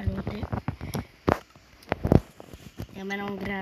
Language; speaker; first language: Italian; early bilingual, other home language; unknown